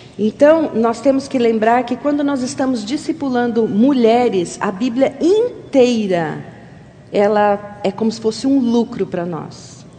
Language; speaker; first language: Portuguese; native; Portuguese